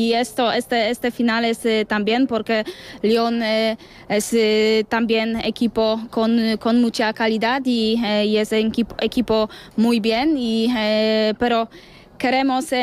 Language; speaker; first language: Spanish; non-native, learner; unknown